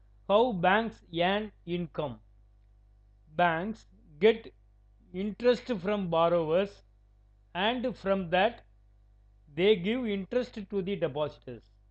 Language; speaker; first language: English; non-native, local second language; Tamil